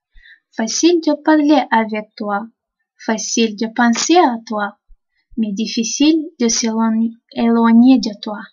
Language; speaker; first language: French; non-native, fluent; Russian